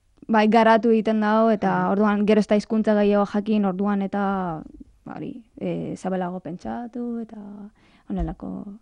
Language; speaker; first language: Basque; non-native, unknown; Arabic